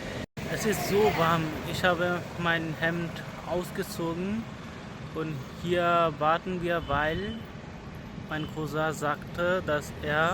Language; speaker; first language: German; non-native, learner; Bangla